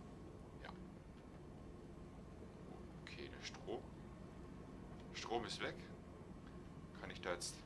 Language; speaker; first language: German; native; German